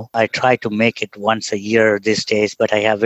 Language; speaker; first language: English; non-native, local second language; Tamil